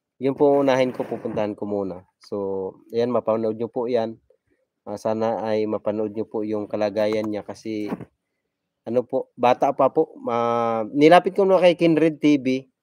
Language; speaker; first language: Filipino; non-native, local second language; Cebuano